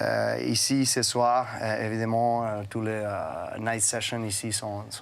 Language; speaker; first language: French; non-native, fluent; Serbian